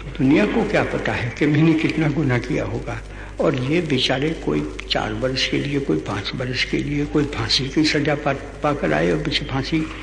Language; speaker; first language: Hindi; non-native, local second language; Gujarati